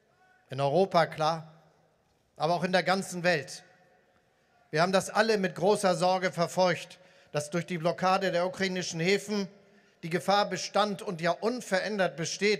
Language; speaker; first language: German; native; German